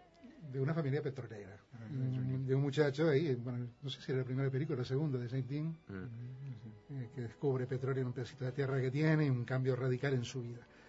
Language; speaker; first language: Spanish; native; Spanish